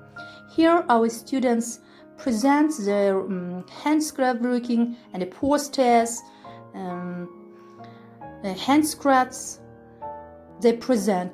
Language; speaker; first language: English; non-native, fluent; Kyrgyz